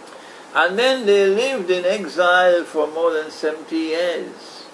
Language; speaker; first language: English; native; English